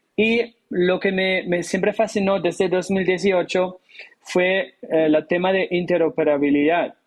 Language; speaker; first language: Spanish; non-native, fluent; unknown